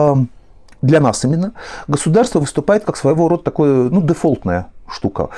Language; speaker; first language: Russian; native; Russian